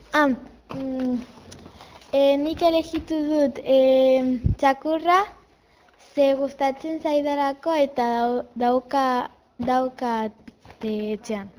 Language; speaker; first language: Basque; non-native, learner; Spanish